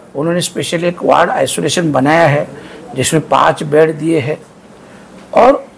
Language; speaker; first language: Hindi; non-native, local second language; Marathi